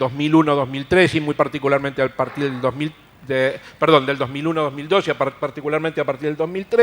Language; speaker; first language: Spanish; native; Spanish